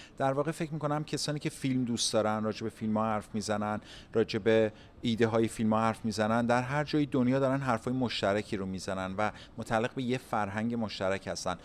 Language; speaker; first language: Persian; native; Persian